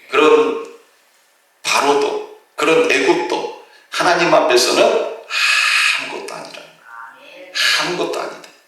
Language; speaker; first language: Korean; native; Korean